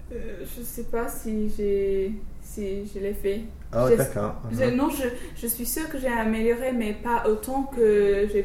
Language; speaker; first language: French; non-native, fluent; English